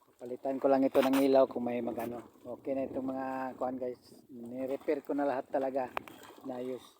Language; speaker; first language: Filipino; non-native, local second language; Cebuano